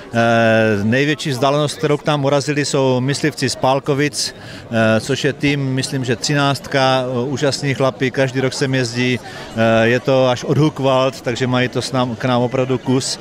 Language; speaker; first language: Czech; native; Czech